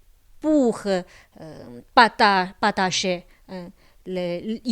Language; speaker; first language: French; non-native, local second language; Chinese